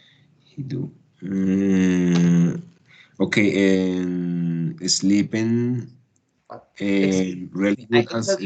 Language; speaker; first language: English; non-native, learner; Spanish